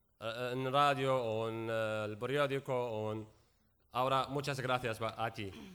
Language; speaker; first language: Spanish; non-native, learner; Arabic